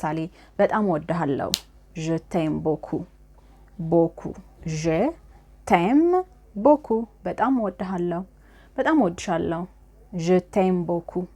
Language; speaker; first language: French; non-native, fluent; Amharic